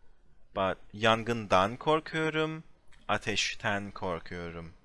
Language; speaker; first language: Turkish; non-native, fluent; English